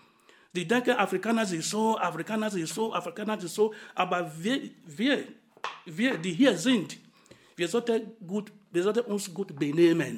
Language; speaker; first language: German; non-native, fluent; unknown